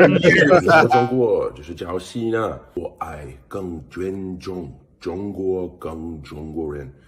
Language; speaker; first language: Chinese; non-native, learner; English